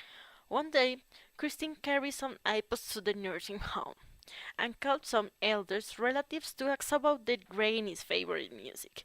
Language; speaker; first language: English; non-native, learner; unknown